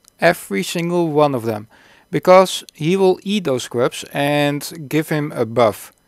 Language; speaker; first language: English; non-native, fluent; Dutch